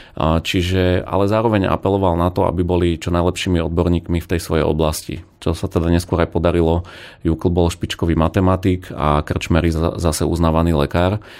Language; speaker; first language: Slovak; native; Slovak